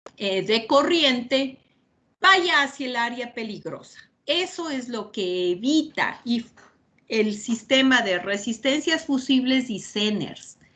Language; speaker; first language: Spanish; native; Spanish